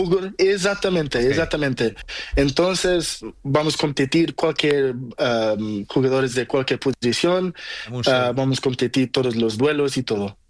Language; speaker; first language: Spanish; non-native, learner; Portuguese